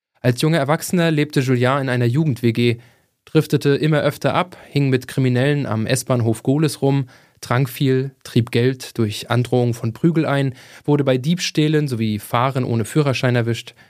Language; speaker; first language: German; native; German